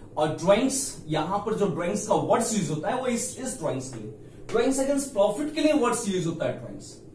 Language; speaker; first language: Hindi; native; Hindi